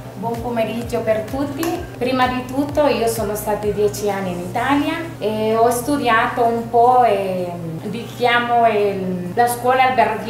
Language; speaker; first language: Italian; non-native, fluent; Spanish